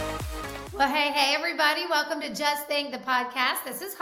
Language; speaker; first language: English; native; English